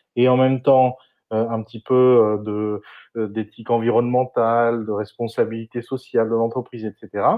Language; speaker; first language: French; non-native, fluent; Spanish